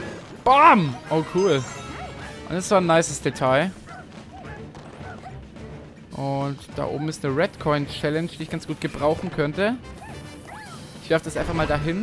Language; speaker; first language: German; native; German